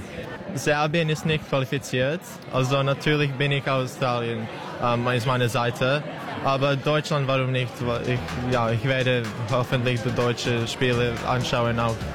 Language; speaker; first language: German; non-native, learner; Serbian